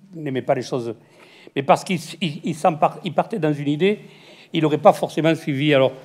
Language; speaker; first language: French; native; French